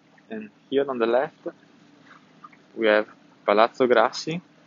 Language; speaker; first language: English; non-native, fluent; Italian